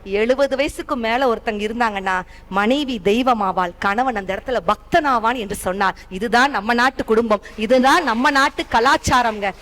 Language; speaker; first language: Tamil; native; Tamil